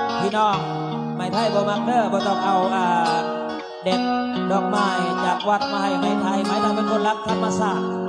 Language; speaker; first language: Thai; native; Thai